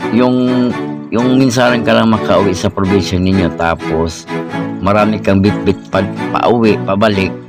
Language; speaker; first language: Filipino; native; Filipino